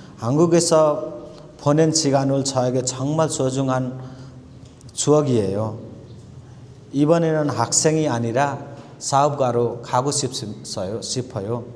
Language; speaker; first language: Korean; non-native, fluent; Nepali